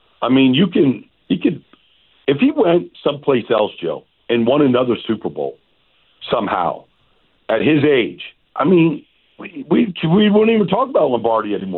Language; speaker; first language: English; native; English